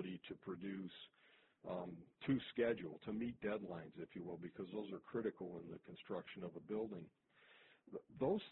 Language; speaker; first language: English; native; English